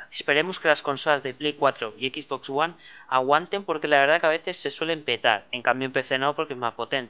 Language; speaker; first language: Spanish; native; Spanish